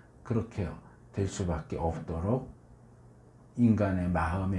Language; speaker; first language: Korean; native; Korean